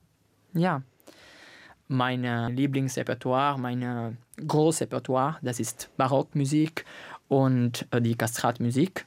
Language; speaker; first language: German; non-native, learner; Italian